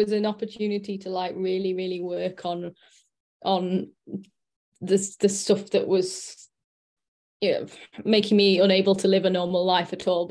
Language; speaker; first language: English; native; English